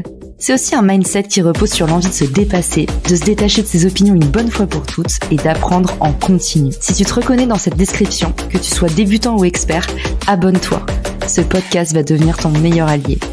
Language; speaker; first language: French; native; French